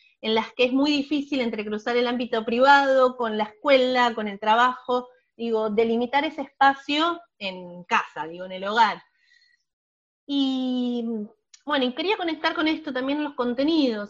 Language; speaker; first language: Spanish; native; Spanish